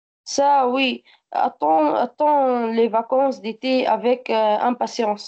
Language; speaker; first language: French; non-native, learner; Arabic